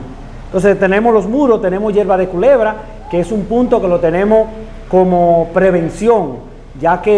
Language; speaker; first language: Spanish; native; Spanish